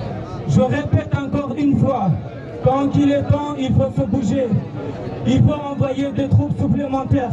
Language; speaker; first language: French; non-native, fluent; Persian